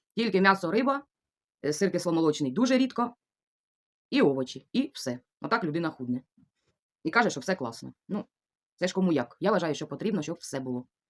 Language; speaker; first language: Ukrainian; non-native, local second language; Russian